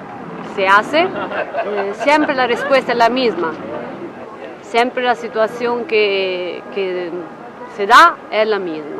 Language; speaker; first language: Spanish; non-native, fluent; Italian